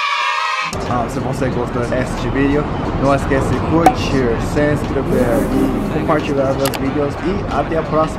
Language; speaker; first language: Portuguese; non-native, learner; English